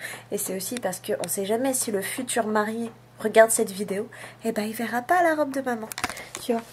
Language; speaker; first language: French; native; French